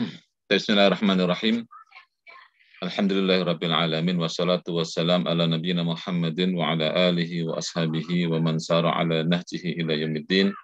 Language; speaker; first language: Arabic; non-native, fluent; Indonesian